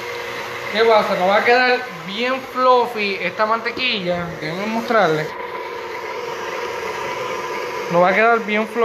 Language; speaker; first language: Spanish; native; Spanish